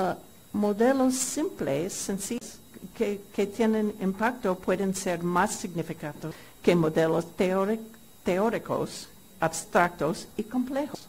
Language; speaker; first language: Spanish; non-native, fluent; English